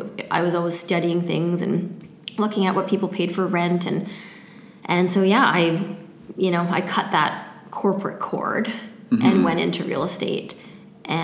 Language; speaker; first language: English; native; English